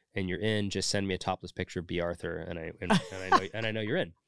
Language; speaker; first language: English; native; English